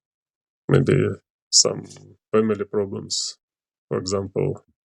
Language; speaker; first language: English; non-native, learner; Ukrainian